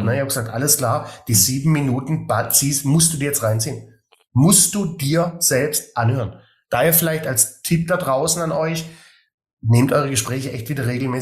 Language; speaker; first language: German; native; German